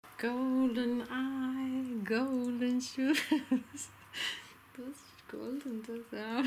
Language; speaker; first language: German; non-native, learner; Swedish